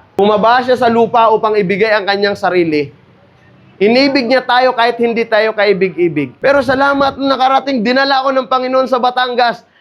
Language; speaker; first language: Filipino; non-native, local second language; Cebuano